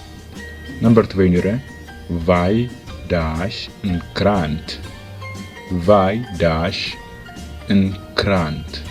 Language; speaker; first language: Dutch; non-native, fluent; Tigrinya